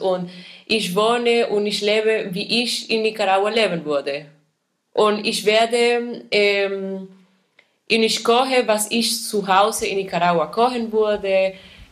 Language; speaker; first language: German; non-native, fluent; Spanish